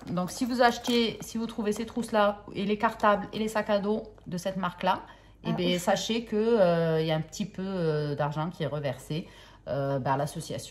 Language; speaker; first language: French; native; French